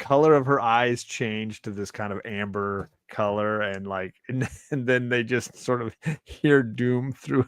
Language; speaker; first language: English; native; English